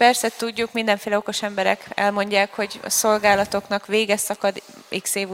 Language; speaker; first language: Hungarian; native; Hungarian